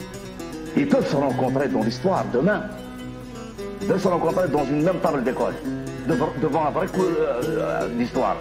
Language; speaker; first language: French; non-native, local second language; Kabyle